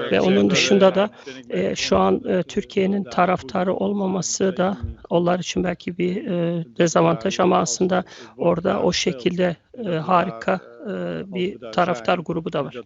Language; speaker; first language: Turkish; early bilingual, heritage; Turkish